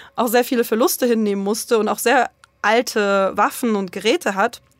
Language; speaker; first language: German; early bilingual, other home language; Russian